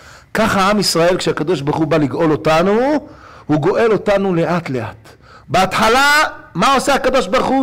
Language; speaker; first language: Hebrew; native; Hebrew